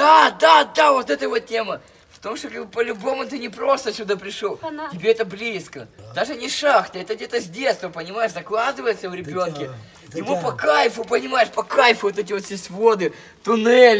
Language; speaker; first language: Russian; native; Russian